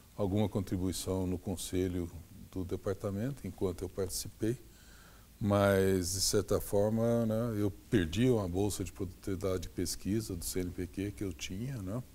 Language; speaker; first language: Portuguese; native; Portuguese